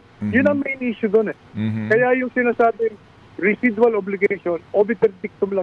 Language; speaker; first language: Filipino; native; Filipino